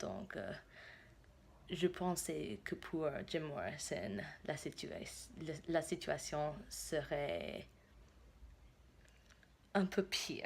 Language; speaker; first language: French; non-native, fluent; English